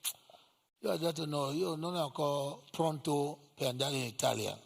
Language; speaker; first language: Italian; non-native, learner; English